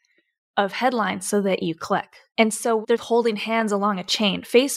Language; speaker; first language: English; native; English